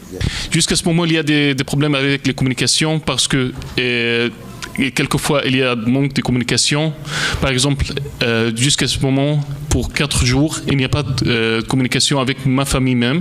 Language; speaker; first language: French; non-native, fluent; Arabic